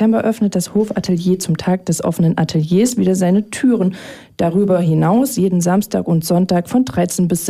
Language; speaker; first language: German; native; German